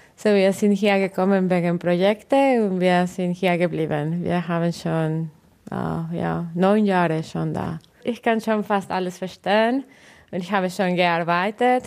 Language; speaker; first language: German; non-native, learner; Spanish